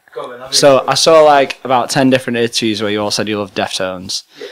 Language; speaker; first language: English; native; English